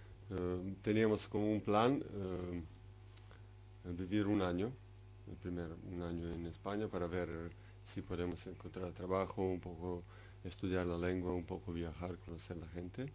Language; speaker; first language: Spanish; non-native, learner; Serbian